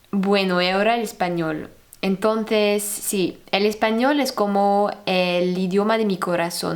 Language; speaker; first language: Spanish; non-native, fluent; French